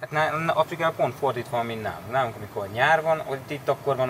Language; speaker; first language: Hungarian; native; Hungarian